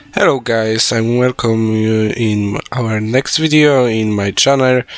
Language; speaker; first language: English; non-native, learner; Polish